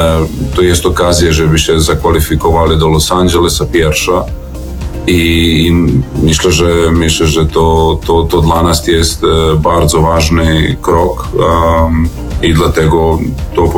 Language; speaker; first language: Polish; non-native, learner; Serbian